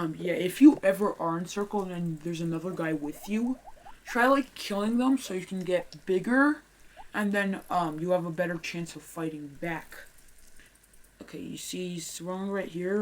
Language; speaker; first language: English; native; English